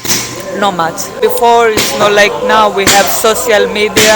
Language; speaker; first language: English; non-native, fluent; Greek